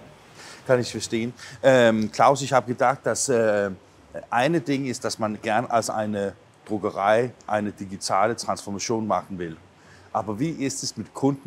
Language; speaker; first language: German; non-native, fluent; Danish